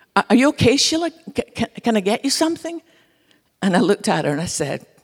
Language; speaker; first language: English; native; English